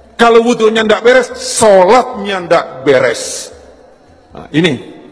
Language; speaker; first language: Indonesian; non-native, local second language; Javanese